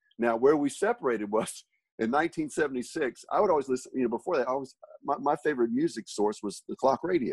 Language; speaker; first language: English; native; English